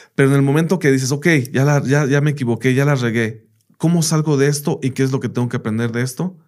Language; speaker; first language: Spanish; early bilingual, heritage; Spanish